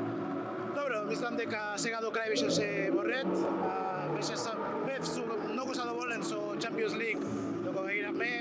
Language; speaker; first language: Macedonian; non-native, learner; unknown